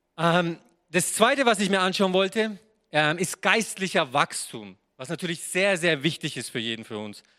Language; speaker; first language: German; non-native, fluent; Serbian